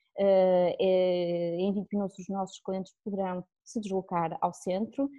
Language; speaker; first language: Portuguese; native; Portuguese